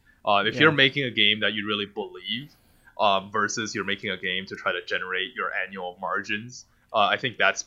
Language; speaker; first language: English; non-native, fluent; Chinese